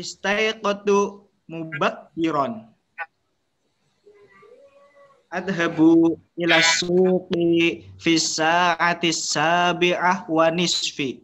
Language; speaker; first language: Arabic; non-native, learner; Indonesian